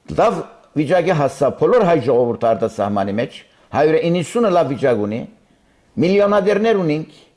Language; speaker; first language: Armenian; early bilingual, heritage; Armenian